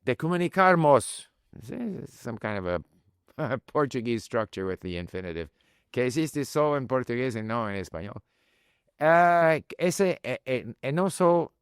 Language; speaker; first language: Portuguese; non-native, learner; English